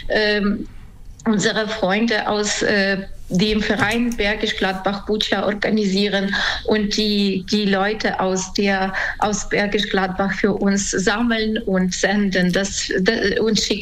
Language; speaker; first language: German; non-native, fluent; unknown